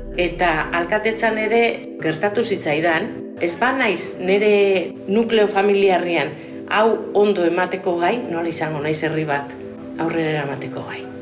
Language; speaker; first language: Basque; native; Basque